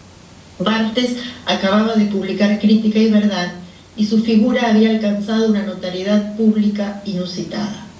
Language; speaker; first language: Spanish; native; Spanish